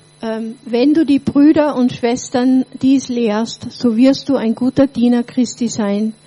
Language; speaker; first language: German; native; German